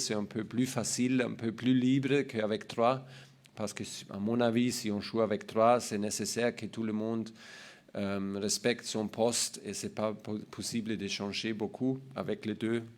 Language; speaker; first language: French; non-native, learner; German